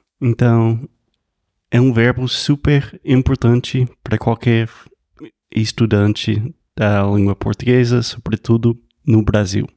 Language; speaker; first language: Portuguese; non-native, fluent; English